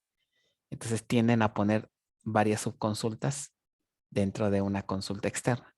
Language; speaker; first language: Spanish; native; Spanish